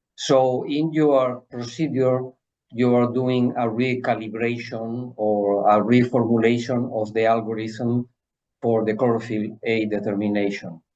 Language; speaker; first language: English; non-native, fluent; Spanish